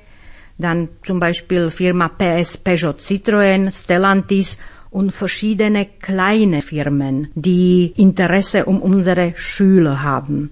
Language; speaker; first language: German; non-native, fluent; Slovak